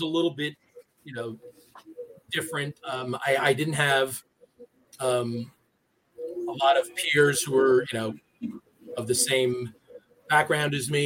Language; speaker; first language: English; native; English